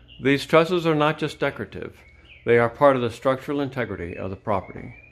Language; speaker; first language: English; native; English